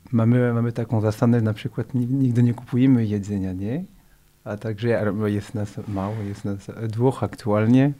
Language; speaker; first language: Polish; non-native, fluent; French